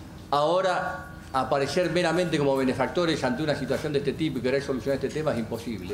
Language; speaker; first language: Spanish; native; Spanish